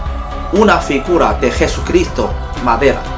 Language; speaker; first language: Spanish; non-native, fluent; Chinese